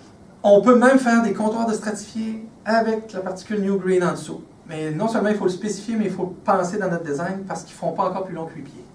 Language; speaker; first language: French; native; French